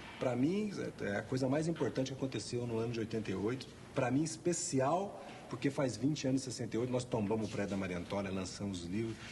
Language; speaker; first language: Portuguese; native; Portuguese